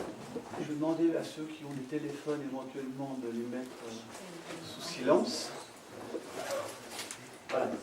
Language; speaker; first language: French; native; French